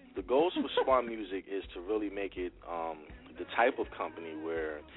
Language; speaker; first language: English; native; English